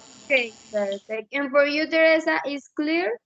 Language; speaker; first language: English; non-native, learner; Spanish